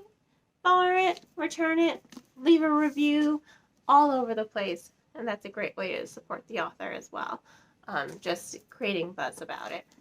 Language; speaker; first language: English; native; English